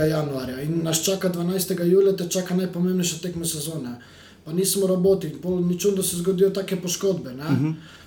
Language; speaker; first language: Slovenian; native; Slovenian